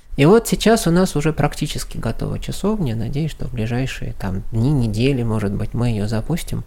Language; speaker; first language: Russian; native; Russian